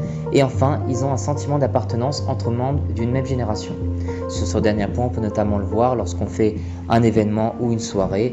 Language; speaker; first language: French; native; French